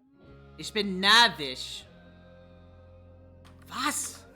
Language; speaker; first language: German; non-native, learner; English